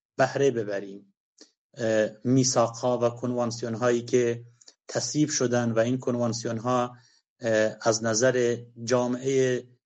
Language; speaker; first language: Persian; non-native, local second language; Kurdish